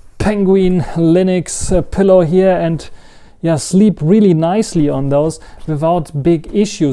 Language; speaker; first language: English; non-native, fluent; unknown